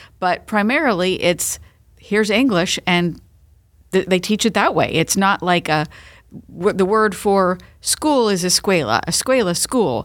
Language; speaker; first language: English; native; English